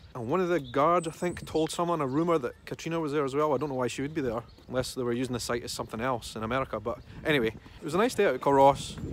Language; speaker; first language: English; native; English